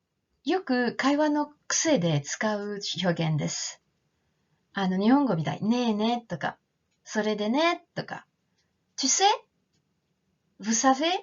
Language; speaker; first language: Japanese; non-native, fluent; French